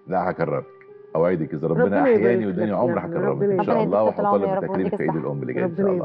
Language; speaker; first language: Arabic; native; Arabic